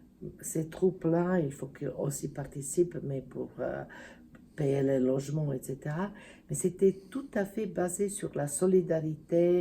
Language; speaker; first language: French; non-native, fluent; Serbian